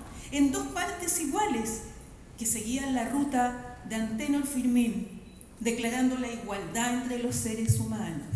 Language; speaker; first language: Spanish; native; Spanish